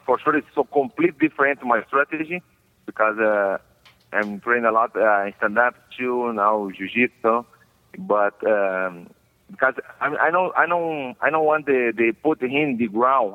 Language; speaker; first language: English; non-native, learner; Portuguese